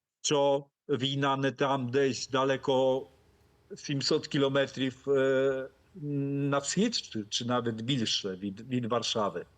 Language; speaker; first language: Polish; non-native, fluent; Ukrainian